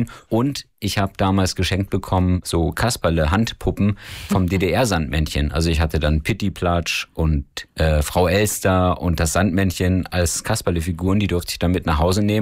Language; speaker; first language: German; native; German